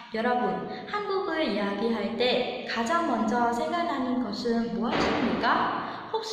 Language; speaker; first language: Korean; non-native, fluent; Vietnamese